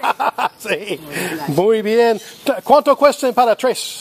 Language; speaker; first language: Spanish; non-native, learner; English